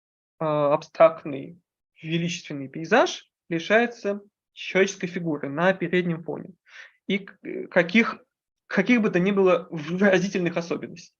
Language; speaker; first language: Russian; native; Russian